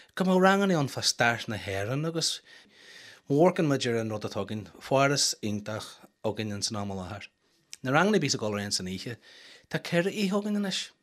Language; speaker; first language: Irish; non-native, local second language; English